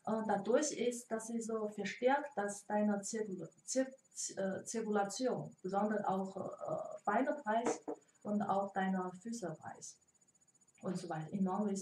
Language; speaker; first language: German; non-native, learner; Chinese